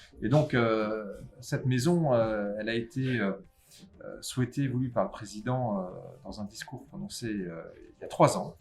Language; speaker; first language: French; native; French